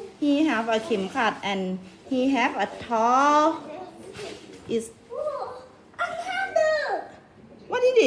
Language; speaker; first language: English; non-native, learner; Thai